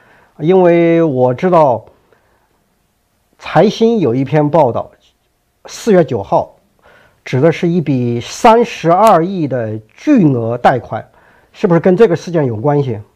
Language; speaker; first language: Chinese; native; Chinese